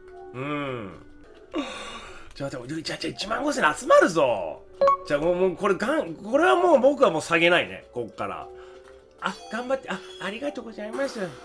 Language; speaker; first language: Japanese; native; Japanese